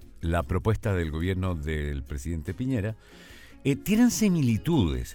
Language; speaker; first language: Spanish; native; Spanish